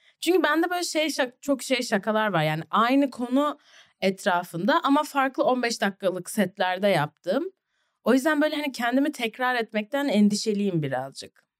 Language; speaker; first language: Turkish; native; Turkish